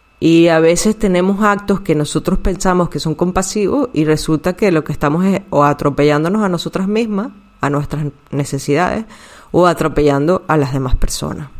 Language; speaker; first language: Spanish; native; Spanish